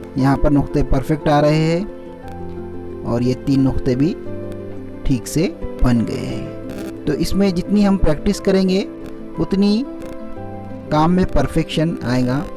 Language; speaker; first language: Urdu; native; Urdu